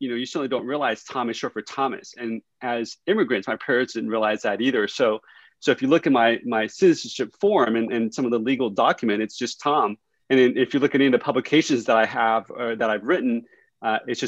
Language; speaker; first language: English; early bilingual, other home language; Vietnamese